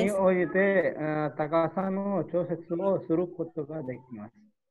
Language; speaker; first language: Japanese; non-native, learner; Hindi